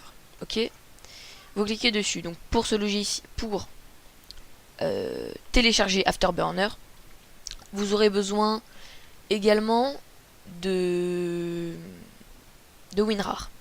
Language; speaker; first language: French; native; French